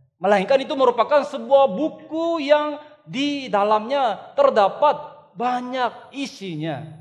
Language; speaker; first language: Indonesian; non-native, fluent; Korean